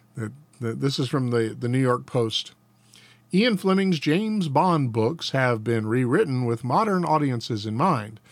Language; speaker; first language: English; native; English